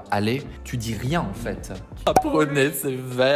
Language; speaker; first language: French; native; French